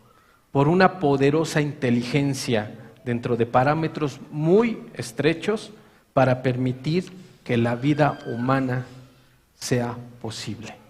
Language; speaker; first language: Spanish; native; Spanish